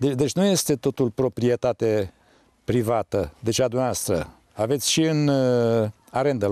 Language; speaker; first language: Romanian; native; Romanian